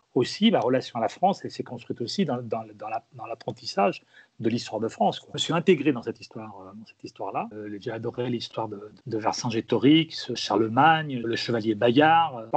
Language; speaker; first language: French; early bilingual, other home language; Spanish